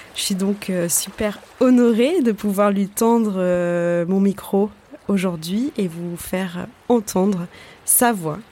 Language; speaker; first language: French; native; French